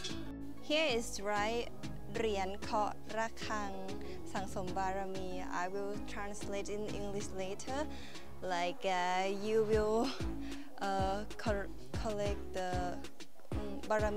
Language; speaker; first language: English; non-native, learner; Thai